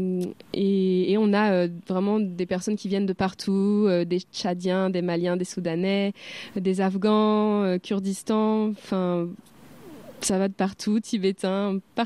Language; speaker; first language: French; native; French